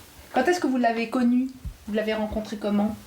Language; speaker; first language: French; native; French